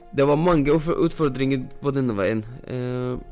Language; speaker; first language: Norwegian; non-native, fluent; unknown